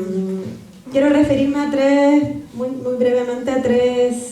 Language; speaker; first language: Spanish; native; Spanish